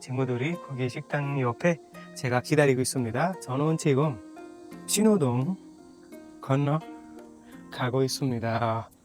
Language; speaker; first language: Korean; non-native, learner; Nepali